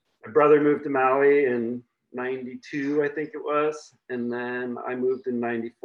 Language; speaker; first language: English; native; English